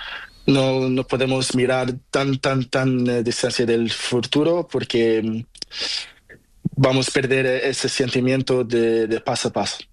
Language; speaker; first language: Spanish; non-native, learner; Portuguese